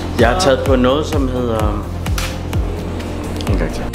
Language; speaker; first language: Danish; non-native, fluent; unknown